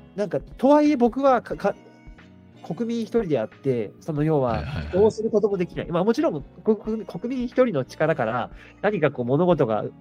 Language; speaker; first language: Japanese; native; Japanese